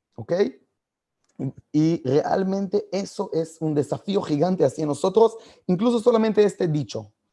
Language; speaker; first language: Spanish; non-native, fluent; Hebrew